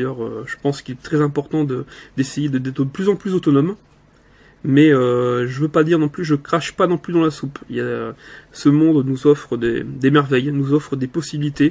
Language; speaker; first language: French; native; French